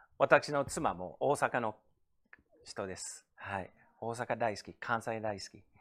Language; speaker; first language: Japanese; non-native, fluent; English